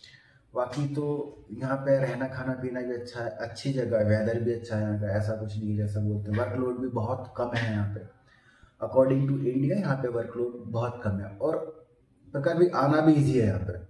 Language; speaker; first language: Hindi; native; Hindi